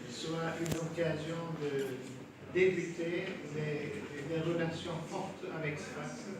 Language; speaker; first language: French; non-native, fluent; Turkish